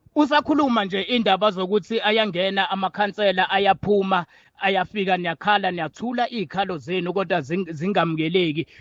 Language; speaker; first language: Zulu; native; Zulu